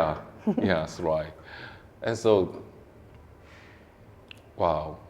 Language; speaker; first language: English; non-native, learner; Korean